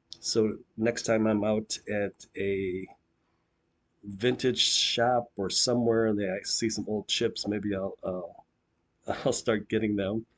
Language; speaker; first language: English; native; English